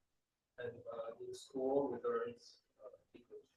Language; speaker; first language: English; non-native, fluent; Chinese